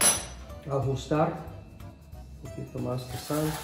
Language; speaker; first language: Spanish; non-native, fluent; English